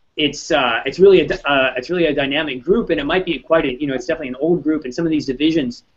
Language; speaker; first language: English; native; English